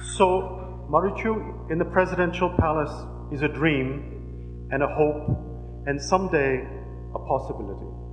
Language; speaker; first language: English; native; English